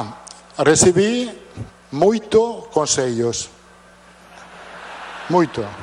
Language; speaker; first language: Portuguese; non-native, learner; Italian